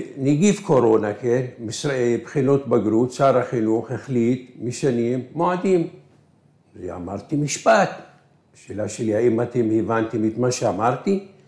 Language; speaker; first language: Hebrew; non-native, local second language; Arabic